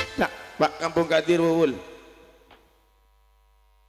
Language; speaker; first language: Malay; non-native, local second language; Javanese